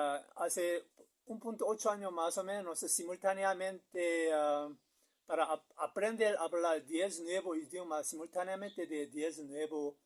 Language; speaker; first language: Spanish; non-native, learner; Korean